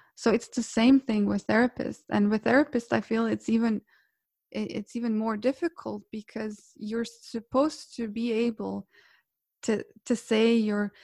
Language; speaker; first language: English; non-native, fluent; Croatian